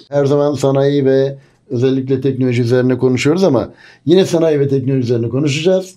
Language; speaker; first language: Turkish; native; Turkish